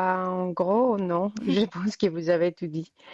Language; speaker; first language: French; non-native, fluent; Greek